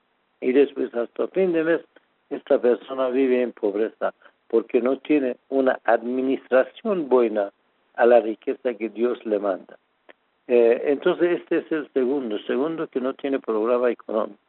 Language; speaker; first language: Spanish; non-native, fluent; Persian